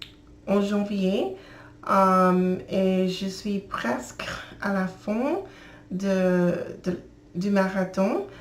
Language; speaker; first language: French; non-native, learner; English